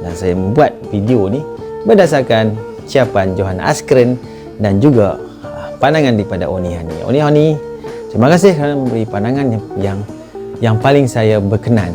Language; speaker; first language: Malay; native; Malay